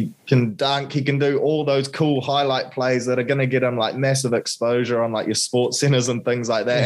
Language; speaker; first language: English; native; English